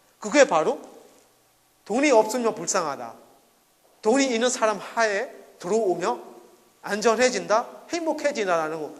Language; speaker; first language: Korean; non-native, fluent; Burmese